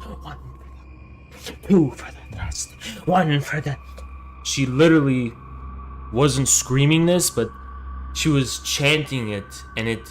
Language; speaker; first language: English; native; English